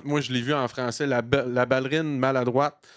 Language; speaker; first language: French; native; French